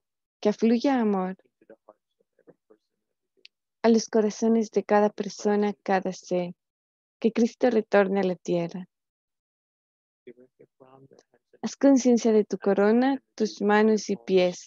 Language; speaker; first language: Spanish; native; Spanish